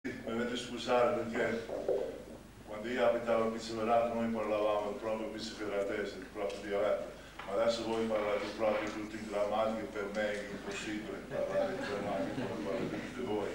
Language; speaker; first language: Italian; non-native, local second language; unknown